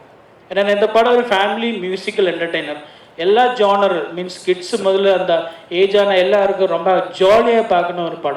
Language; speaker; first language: Tamil; non-native, learner; Malayalam